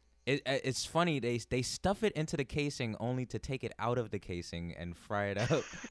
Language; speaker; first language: English; early bilingual, other home language; Spanish